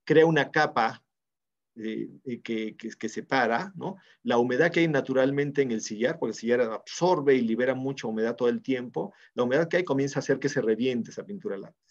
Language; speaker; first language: Spanish; native; Spanish